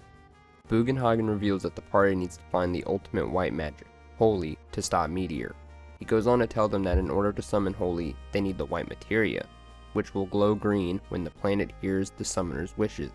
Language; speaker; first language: English; native; English